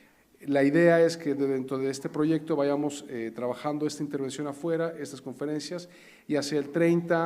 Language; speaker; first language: Spanish; native; Spanish